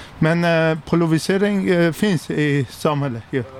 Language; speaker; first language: Swedish; non-native, learner; Persian